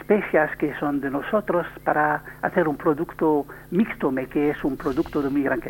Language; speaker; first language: Spanish; non-native, learner; French